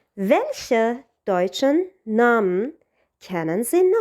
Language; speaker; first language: German; non-native, fluent; Persian